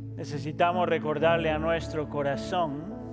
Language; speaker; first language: Spanish; native; Spanish